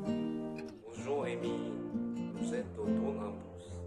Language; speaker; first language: French; non-native, learner; Malay